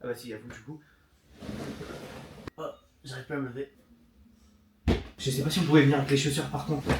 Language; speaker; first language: French; native; French